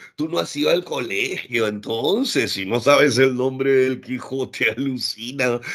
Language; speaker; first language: Spanish; native; Spanish